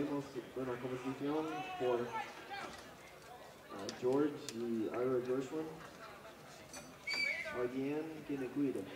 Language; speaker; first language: Spanish; non-native, learner; English